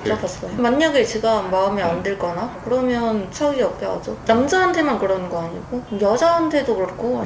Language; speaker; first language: Korean; non-native, fluent; Vietnamese